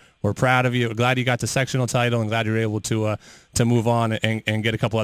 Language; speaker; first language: English; native; English